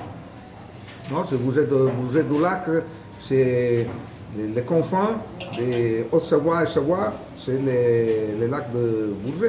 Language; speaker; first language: French; non-native, fluent; Italian